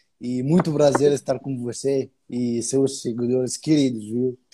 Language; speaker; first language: Portuguese; non-native, fluent; Arabic